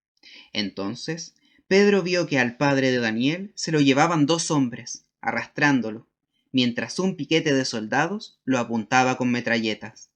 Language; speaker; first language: Spanish; native; Spanish